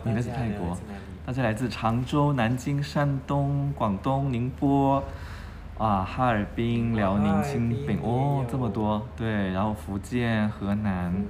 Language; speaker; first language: Chinese; non-native, fluent; Thai